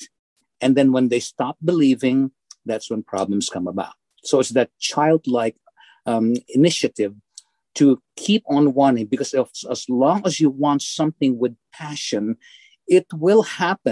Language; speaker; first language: English; non-native, local second language; Filipino